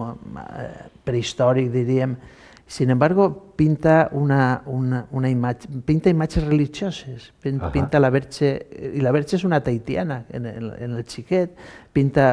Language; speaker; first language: Catalan; native; Catalan